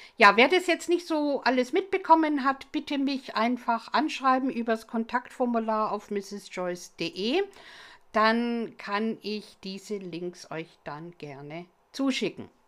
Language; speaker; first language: German; non-native, fluent; English